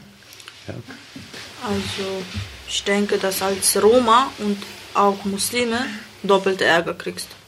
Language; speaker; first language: German; non-native, learner; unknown